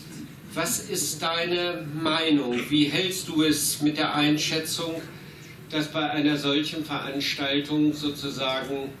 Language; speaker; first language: German; native; German